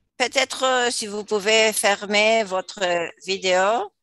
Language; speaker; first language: French; non-native, fluent; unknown